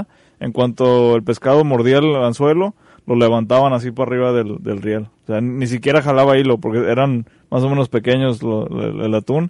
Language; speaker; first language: Spanish; native; Spanish